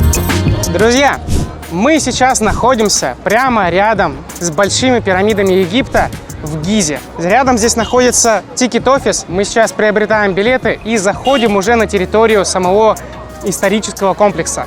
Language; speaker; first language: Russian; native; Russian